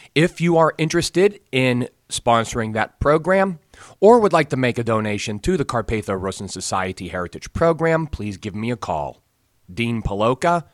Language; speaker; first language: English; native; English